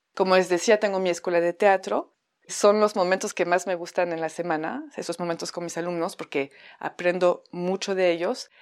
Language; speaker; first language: Spanish; non-native, fluent; French